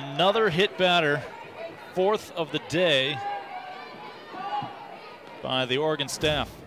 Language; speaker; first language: English; native; English